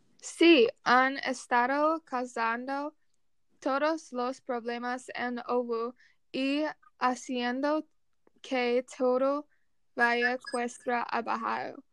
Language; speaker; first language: Spanish; non-native, learner; English